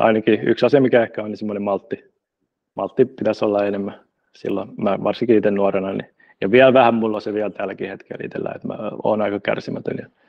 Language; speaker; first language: Finnish; native; Finnish